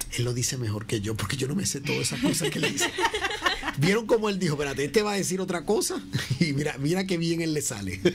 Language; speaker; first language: Spanish; native; Spanish